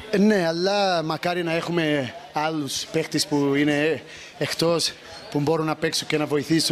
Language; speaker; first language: Greek; non-native, fluent; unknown